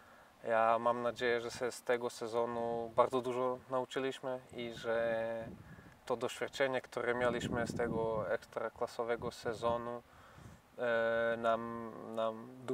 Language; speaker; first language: Polish; non-native, fluent; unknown